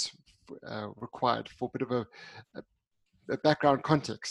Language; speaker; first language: English; native; English